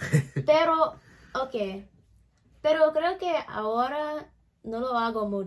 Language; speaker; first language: Spanish; non-native, learner; English